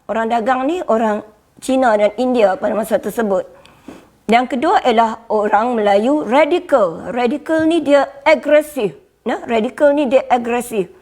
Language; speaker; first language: Malay; native; Malay